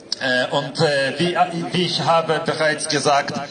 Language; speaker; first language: German; non-native, fluent; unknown